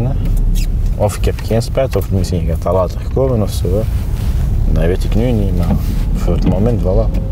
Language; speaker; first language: Dutch; early bilingual, other home language; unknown